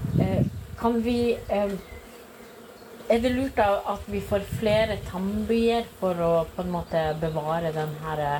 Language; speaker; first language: Norwegian; native; Norwegian